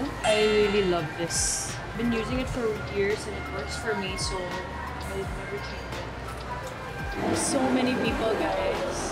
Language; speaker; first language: English; non-native, local second language; Filipino